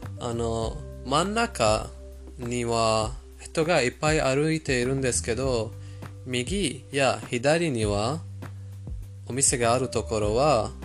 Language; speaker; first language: Japanese; non-native, fluent; Persian